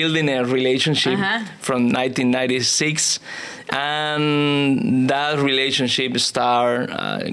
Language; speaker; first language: English; non-native, learner; Spanish